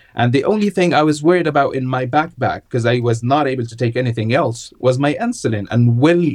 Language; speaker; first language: English; non-native, fluent; Arabic